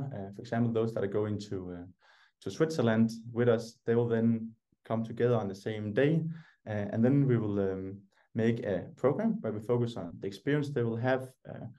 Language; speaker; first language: English; non-native, fluent; Danish